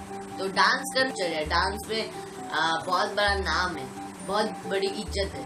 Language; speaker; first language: Hindi; non-native, local second language; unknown